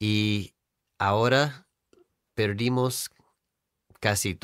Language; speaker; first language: Spanish; non-native, fluent; English